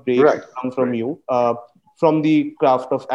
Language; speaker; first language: English; non-native, local second language; Bangla